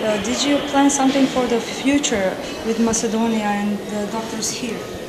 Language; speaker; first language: English; non-native, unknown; Macedonian